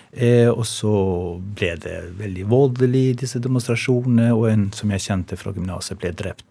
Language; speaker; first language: Norwegian; non-native, fluent; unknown